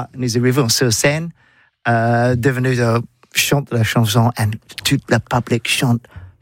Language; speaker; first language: French; non-native, learner; English